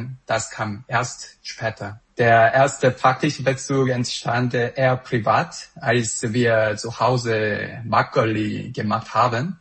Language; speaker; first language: German; non-native, fluent; Korean